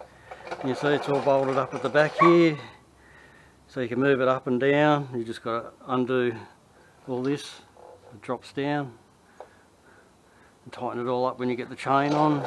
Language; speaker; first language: English; native; English